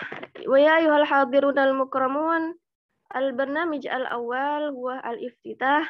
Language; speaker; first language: Arabic; non-native, learner; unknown